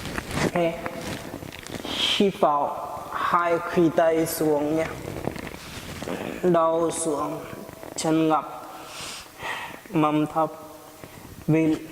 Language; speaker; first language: Vietnamese; non-native, learner; Hindi